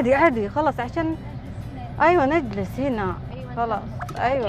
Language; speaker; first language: Arabic; non-native, learner; Indonesian